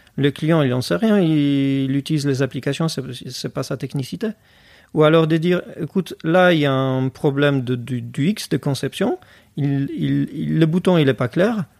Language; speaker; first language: French; non-native, fluent; Polish